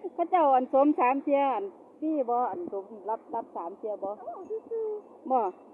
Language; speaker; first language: Thai; native; Thai